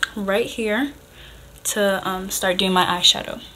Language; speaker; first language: English; native; English